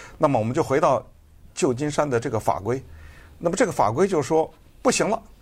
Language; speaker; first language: Chinese; native; Chinese